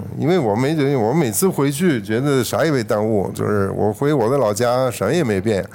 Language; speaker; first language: Chinese; non-native, fluent; Italian